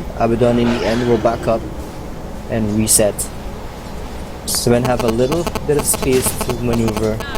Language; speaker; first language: English; native; English